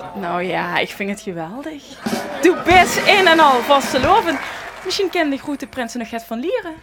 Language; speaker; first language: Dutch; non-native, local second language; Limburgish